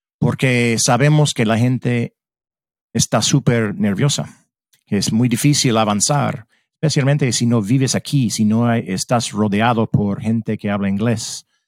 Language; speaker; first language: Spanish; non-native, fluent; English